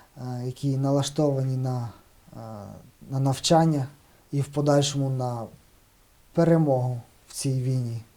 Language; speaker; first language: Ukrainian; native; Ukrainian